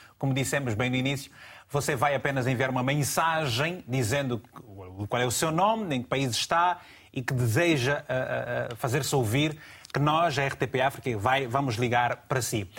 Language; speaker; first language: Portuguese; native; Portuguese